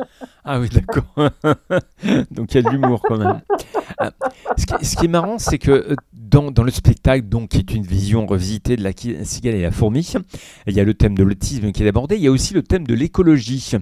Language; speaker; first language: French; native; French